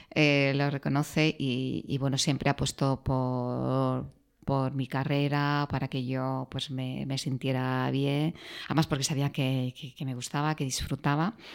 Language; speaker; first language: Spanish; native; Spanish